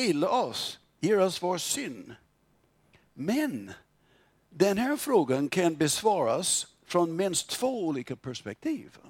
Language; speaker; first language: Swedish; non-native, fluent; English